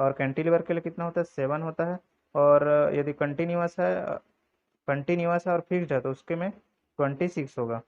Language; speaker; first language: Hindi; native; Hindi